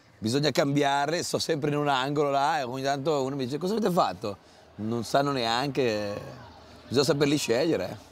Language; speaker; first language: Italian; native; Italian